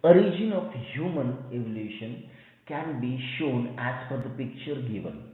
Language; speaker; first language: English; non-native, local second language; Marathi